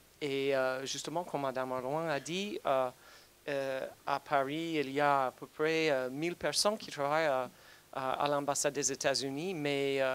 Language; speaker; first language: French; non-native, fluent; English